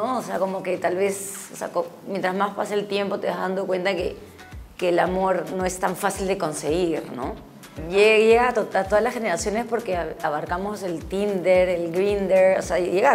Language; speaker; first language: Spanish; native; Spanish